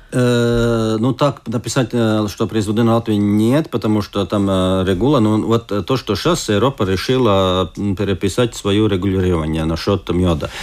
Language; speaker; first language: Russian; non-native, local second language; Latvian